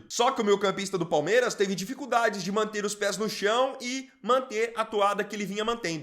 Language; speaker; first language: Portuguese; native; Portuguese